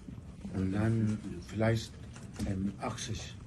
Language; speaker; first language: German; non-native, learner; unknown